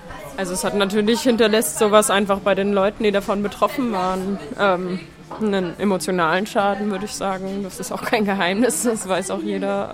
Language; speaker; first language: German; native; German